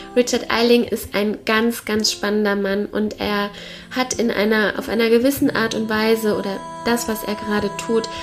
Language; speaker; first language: German; native; German